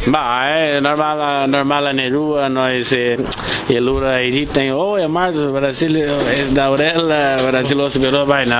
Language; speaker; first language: Basque; non-native, learner; Portuguese